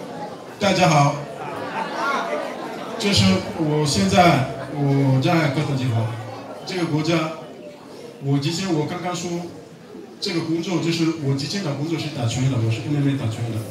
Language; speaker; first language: Chinese; non-native, learner; French